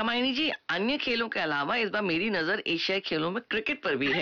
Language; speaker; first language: Hindi; native; Hindi